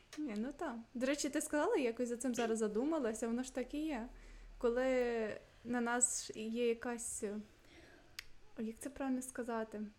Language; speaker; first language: Ukrainian; non-native, local second language; Russian